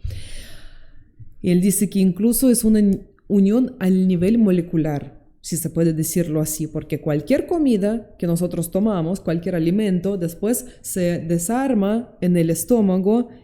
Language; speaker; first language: Spanish; non-native, fluent; Russian